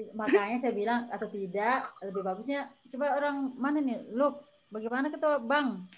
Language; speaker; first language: Indonesian; native; Indonesian